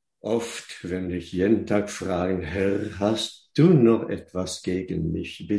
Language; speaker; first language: German; non-native, fluent; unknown